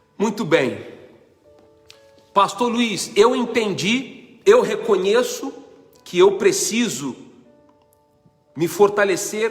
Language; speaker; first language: Portuguese; native; Portuguese